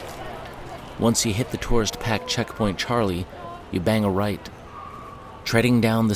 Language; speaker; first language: English; native; English